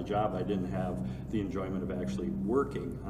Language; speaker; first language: English; native; English